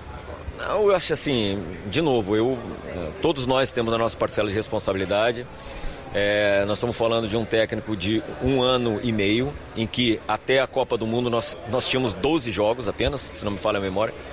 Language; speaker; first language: Portuguese; native; Portuguese